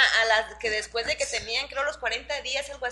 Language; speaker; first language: Spanish; native; Spanish